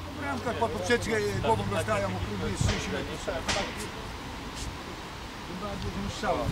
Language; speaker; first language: Polish; native; Polish